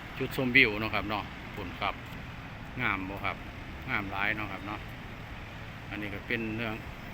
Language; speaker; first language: Thai; non-native, local second language; Northeastern Thai